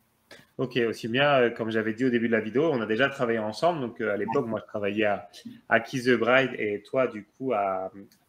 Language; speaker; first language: French; native; French